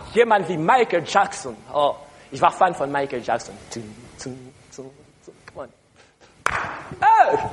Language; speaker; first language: German; non-native, learner; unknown